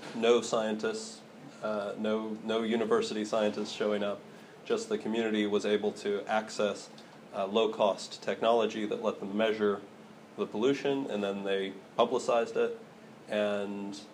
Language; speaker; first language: English; native; English